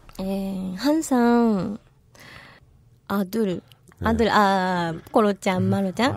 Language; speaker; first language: Korean; non-native, learner; Japanese